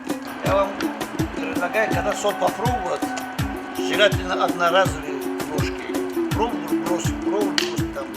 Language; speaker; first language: Russian; non-native, fluent; Tajik